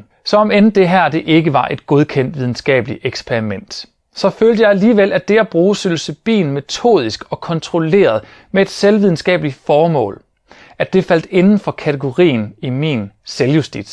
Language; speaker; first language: Danish; native; Danish